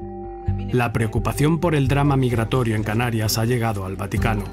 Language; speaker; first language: Spanish; native; Spanish